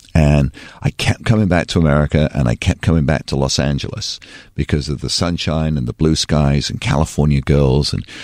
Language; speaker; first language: English; native; English